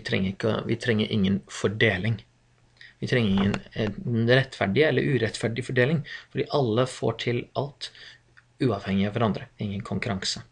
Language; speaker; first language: Norwegian; non-native, fluent; English